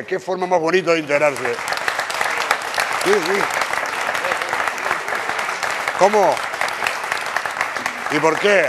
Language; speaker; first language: Spanish; native; Spanish